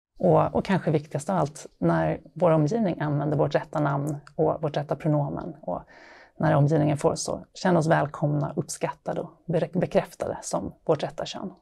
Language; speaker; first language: Swedish; native; Swedish